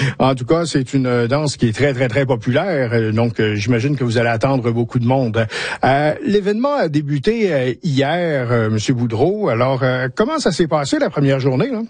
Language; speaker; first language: French; native; French